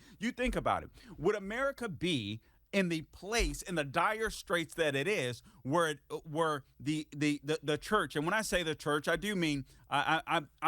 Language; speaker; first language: English; native; English